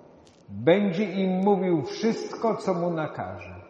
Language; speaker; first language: Polish; native; Polish